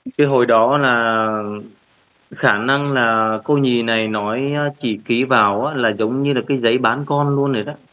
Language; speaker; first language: Vietnamese; native; Vietnamese